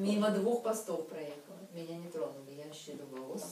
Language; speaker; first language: Russian; native; Russian